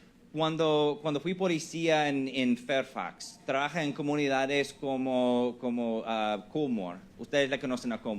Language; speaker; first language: Spanish; non-native, fluent; English